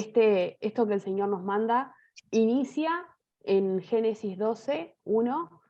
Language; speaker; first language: Spanish; native; Spanish